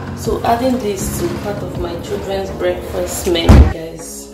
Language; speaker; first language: English; non-native, local second language; Igbo